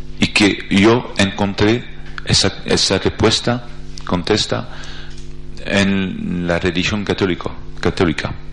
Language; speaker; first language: Spanish; non-native, fluent; French